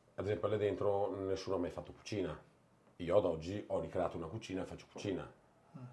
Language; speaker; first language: Italian; native; Italian